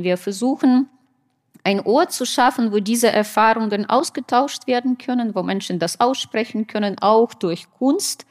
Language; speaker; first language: German; non-native, fluent; Russian